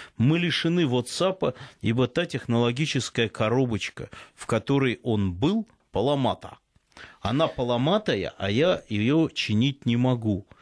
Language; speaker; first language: Russian; native; Russian